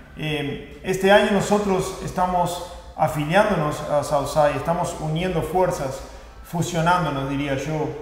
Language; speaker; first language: Spanish; native; Spanish